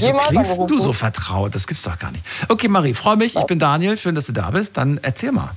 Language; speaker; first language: German; native; German